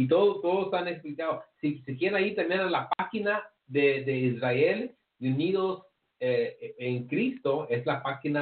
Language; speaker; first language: Spanish; early bilingual, heritage; English